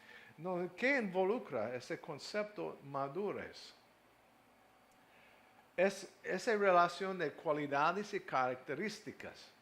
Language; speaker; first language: Spanish; non-native, fluent; English